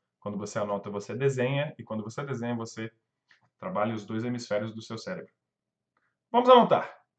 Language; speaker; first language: Portuguese; native; Portuguese